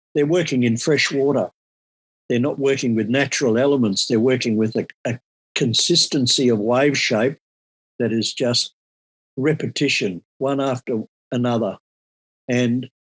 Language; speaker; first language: English; native; English